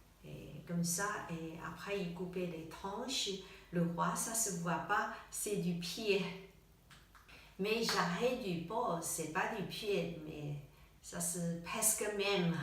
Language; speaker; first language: French; non-native, learner; Chinese